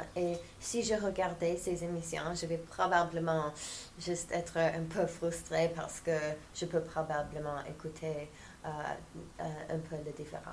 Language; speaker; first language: French; non-native, fluent; English